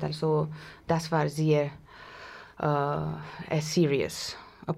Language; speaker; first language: German; non-native, fluent; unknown